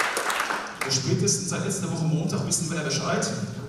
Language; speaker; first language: German; native; German